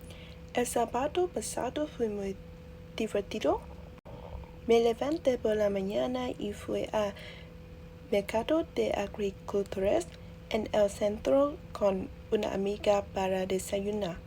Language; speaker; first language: Spanish; non-native, learner; Vietnamese